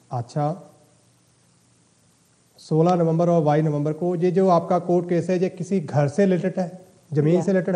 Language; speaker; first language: Hindi; native; Hindi